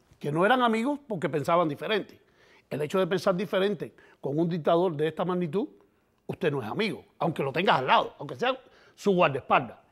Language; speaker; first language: Spanish; native; Spanish